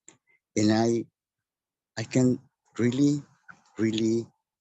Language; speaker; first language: English; non-native, learner; Spanish